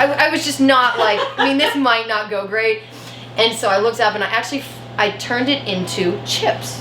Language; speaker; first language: English; native; English